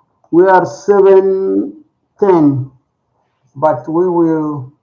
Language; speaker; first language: English; non-native, learner; Spanish